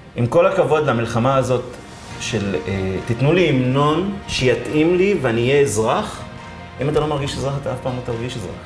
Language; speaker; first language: Hebrew; non-native, local second language; Arabic